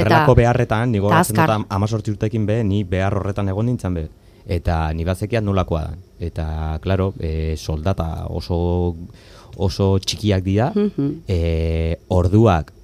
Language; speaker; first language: Basque; native; Basque